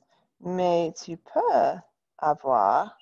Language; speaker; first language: French; non-native, fluent; English